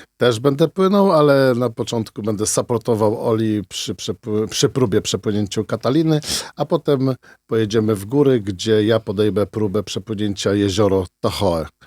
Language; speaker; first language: Polish; native; Polish